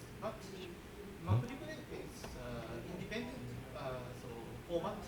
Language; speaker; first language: English; non-native, learner; Japanese